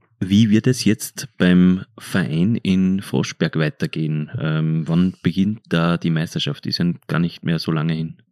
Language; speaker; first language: German; native; German